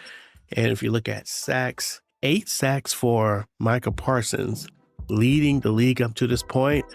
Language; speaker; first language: English; native; English